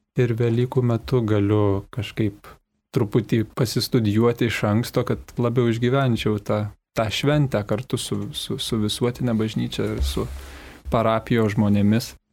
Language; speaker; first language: Lithuanian; native; Lithuanian